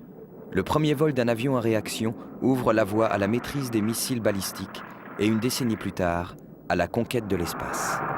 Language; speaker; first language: French; native; French